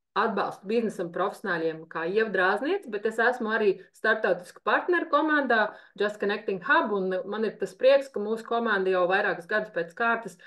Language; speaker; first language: Latvian; native; Latvian